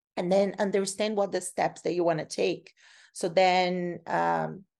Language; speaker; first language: English; non-native, fluent; Portuguese